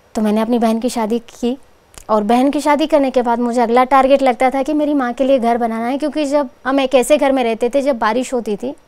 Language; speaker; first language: Hindi; native; Hindi